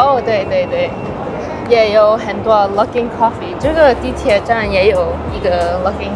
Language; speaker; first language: Chinese; non-native, learner; English